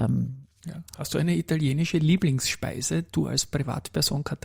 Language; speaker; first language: German; native; German